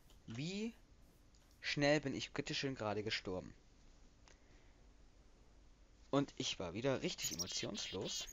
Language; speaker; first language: German; native; German